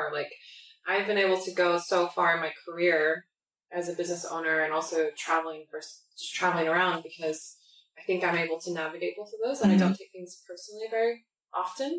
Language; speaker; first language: English; native; English